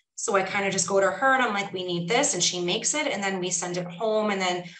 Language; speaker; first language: English; native; English